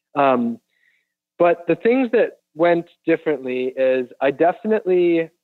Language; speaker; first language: English; native; English